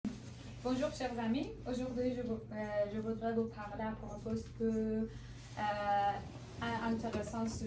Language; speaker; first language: French; non-native, learner; Persian